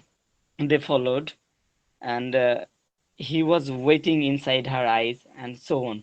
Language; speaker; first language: English; non-native, learner; Bangla